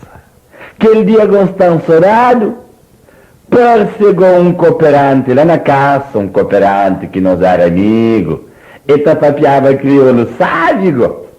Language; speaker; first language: Portuguese; non-native, local second language; Kabuverdianu